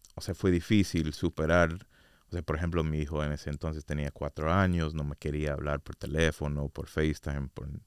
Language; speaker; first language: Spanish; non-native, fluent; English